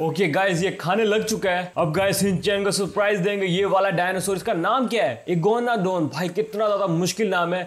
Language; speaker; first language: Hindi; native; Hindi